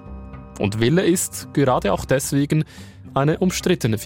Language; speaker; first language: German; native; German